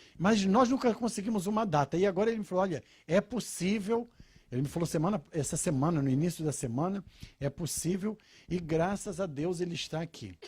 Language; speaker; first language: Portuguese; native; Portuguese